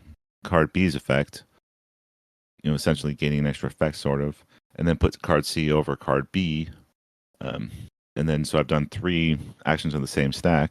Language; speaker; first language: English; native; English